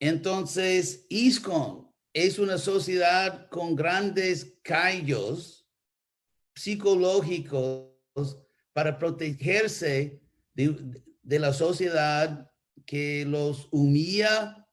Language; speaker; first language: Spanish; non-native, fluent; English